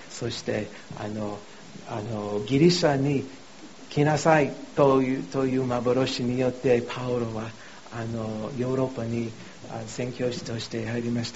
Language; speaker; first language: Japanese; non-native, fluent; English